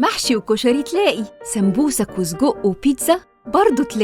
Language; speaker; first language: Arabic; native; Arabic